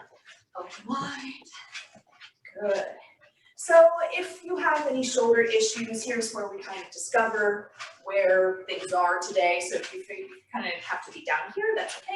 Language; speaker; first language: English; native; English